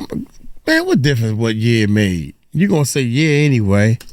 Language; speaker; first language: English; native; English